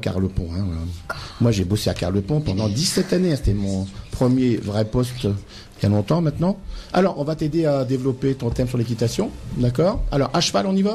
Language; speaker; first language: French; native; French